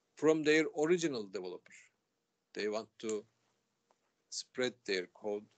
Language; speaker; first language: English; non-native, fluent; Turkish